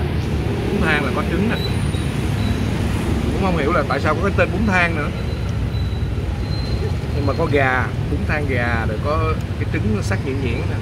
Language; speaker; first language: Vietnamese; native; Vietnamese